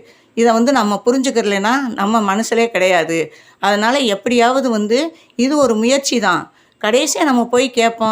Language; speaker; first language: Tamil; native; Tamil